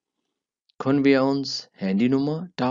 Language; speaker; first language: German; non-native, fluent; Urdu